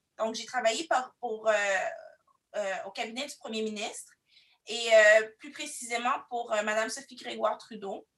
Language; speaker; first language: French; early bilingual, other home language; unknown